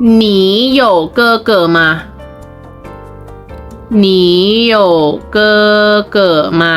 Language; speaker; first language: Chinese; non-native, fluent; Thai